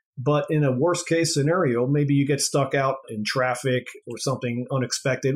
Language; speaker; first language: English; native; English